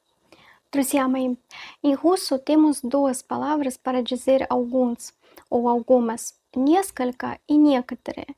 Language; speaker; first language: Portuguese; non-native, fluent; Russian